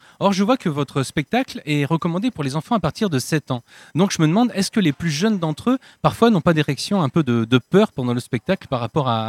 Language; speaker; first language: French; native; French